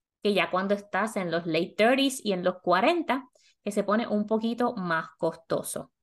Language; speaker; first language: Spanish; native; Spanish